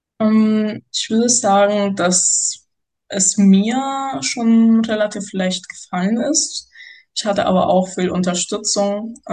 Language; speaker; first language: German; non-native, fluent; Spanish